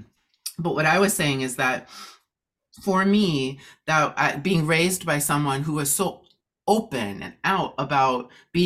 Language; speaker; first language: English; native; English